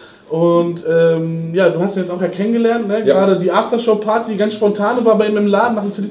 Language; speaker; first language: German; native; German